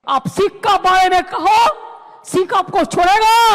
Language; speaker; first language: Hindi; non-native, local second language; Bangla